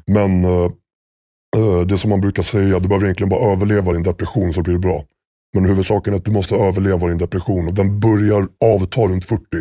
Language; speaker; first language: Swedish; native; Swedish